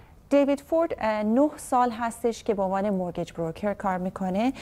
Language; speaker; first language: Persian; native; Persian